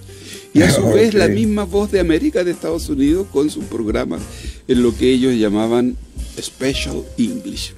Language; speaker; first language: Spanish; native; Spanish